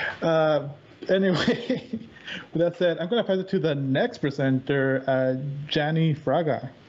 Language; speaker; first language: English; native; English